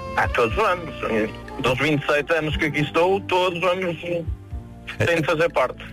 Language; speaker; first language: Portuguese; native; Portuguese